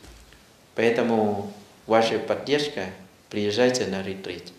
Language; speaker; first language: Russian; non-native, learner; Thai